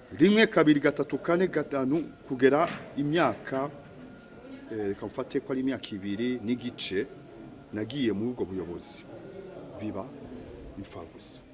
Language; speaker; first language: Kinyarwanda; early bilingual, heritage; Kinyarwanda